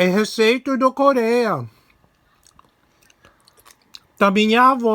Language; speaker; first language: Portuguese; non-native, learner; English